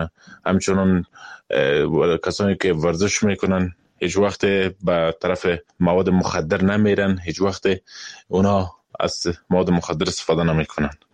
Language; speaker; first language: Persian; native; Persian